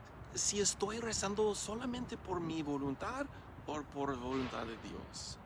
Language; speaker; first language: Spanish; non-native, learner; English